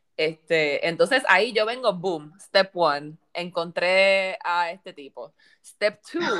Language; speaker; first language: Spanish; native; Spanish